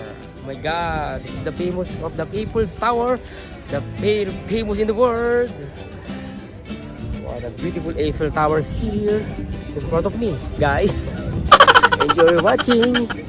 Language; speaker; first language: English; non-native, local second language; Filipino